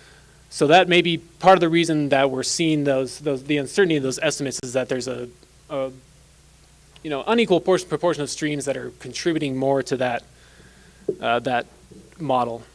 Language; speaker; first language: English; native; English